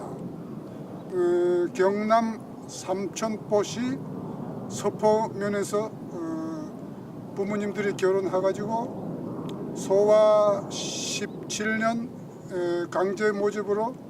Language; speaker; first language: Korean; early bilingual, heritage; Russian